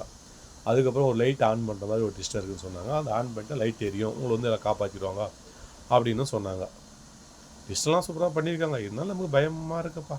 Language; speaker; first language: Tamil; native; Tamil